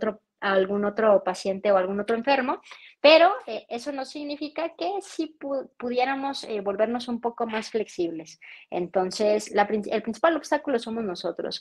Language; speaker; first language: Spanish; native; Spanish